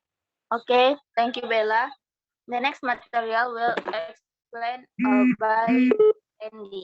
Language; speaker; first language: English; non-native, learner; Indonesian